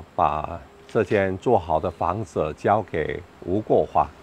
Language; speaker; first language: Chinese; native; Chinese